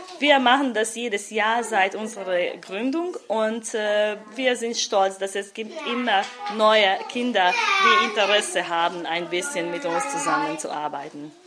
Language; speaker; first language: German; non-native, local second language; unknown